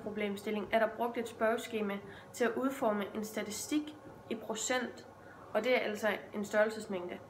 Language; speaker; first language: Danish; native; Danish